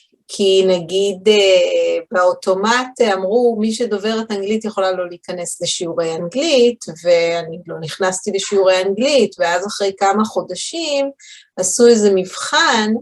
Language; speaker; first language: Hebrew; early bilingual, other home language; English